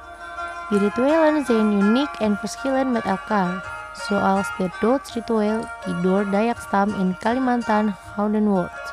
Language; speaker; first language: Dutch; non-native, fluent; Indonesian